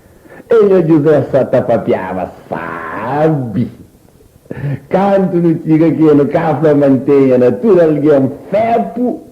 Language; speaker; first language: Portuguese; non-native, local second language; Kabuverdianu